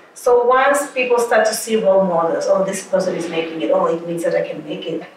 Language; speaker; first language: English; non-native, fluent; Portuguese